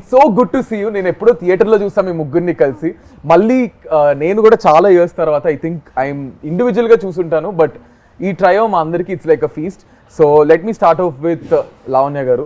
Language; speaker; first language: Telugu; native; Telugu